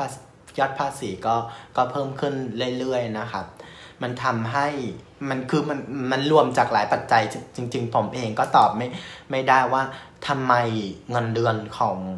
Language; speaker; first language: Thai; non-native, fluent; Vietnamese